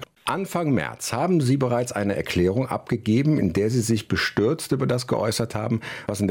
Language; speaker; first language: German; native; German